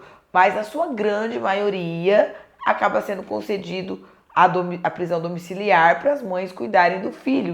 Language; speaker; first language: Portuguese; native; Portuguese